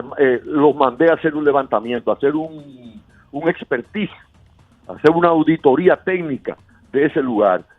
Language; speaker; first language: Spanish; native; Spanish